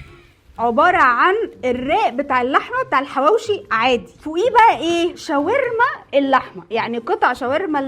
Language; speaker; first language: Arabic; native; Arabic